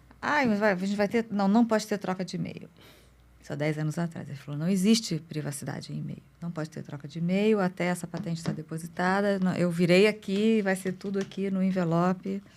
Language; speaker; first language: Portuguese; native; Portuguese